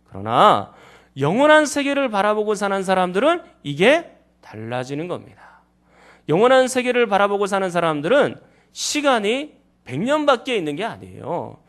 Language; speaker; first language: Korean; native; Korean